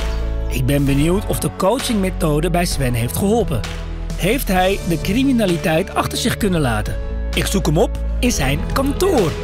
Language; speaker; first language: Dutch; native; Dutch